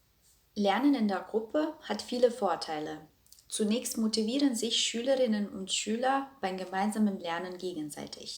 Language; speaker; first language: German; non-native, fluent; Croatian